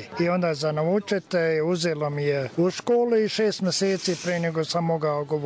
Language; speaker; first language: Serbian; early bilingual, heritage; Serbian